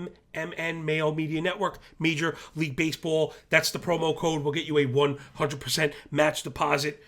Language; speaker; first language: English; native; English